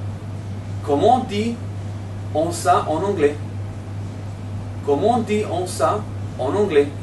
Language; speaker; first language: French; non-native, fluent; Hebrew